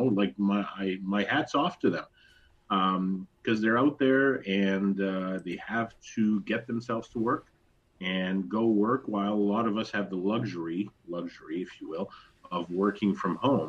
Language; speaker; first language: English; native; English